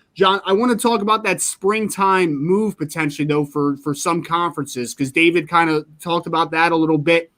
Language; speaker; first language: English; native; English